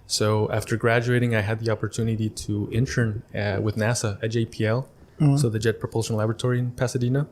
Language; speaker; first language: English; early bilingual, other home language; Spanish